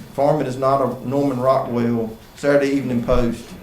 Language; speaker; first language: English; native; English